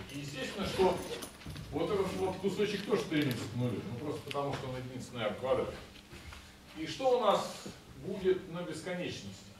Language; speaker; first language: Russian; native; Russian